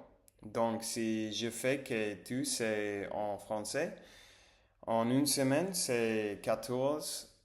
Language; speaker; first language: French; non-native, learner; English